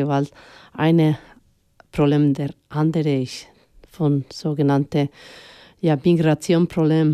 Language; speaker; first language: German; non-native, fluent; Spanish